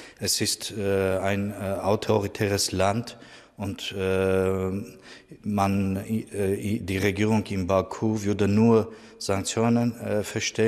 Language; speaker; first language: German; non-native, fluent; Armenian